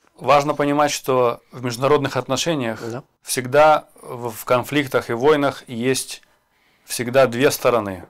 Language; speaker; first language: Russian; native; Russian